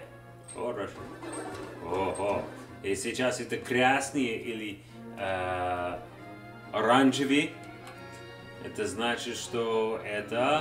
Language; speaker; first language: Russian; non-native, learner; English